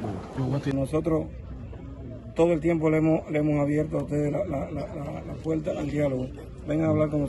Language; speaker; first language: Spanish; native; Spanish